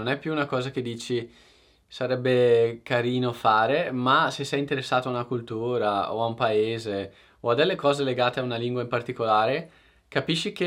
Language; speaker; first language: Italian; native; Italian